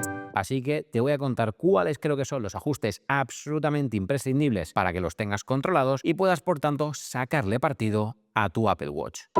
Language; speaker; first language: Spanish; native; Spanish